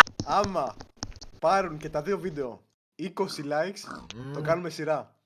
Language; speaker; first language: Greek; native; Greek